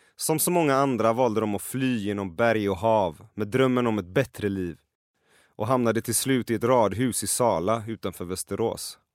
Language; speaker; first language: Swedish; early bilingual, other home language; Persian